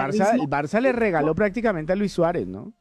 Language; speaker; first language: Spanish; native; Spanish